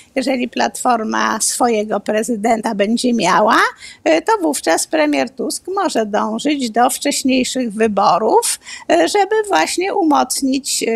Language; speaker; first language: Polish; native; Polish